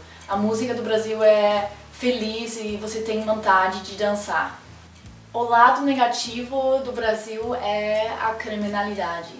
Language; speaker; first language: Portuguese; non-native, fluent; German